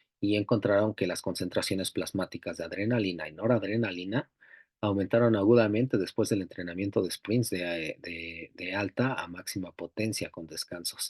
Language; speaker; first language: Spanish; native; Spanish